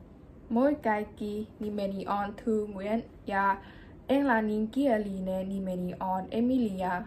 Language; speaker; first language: Finnish; non-native, learner; Vietnamese